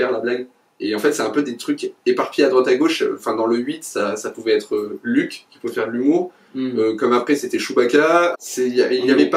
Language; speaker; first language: French; native; French